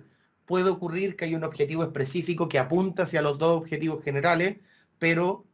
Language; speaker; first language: Spanish; native; Spanish